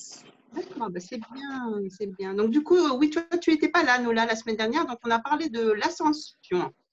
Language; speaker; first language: French; native; French